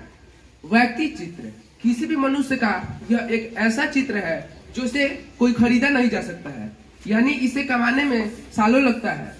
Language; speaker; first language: Hindi; native; Hindi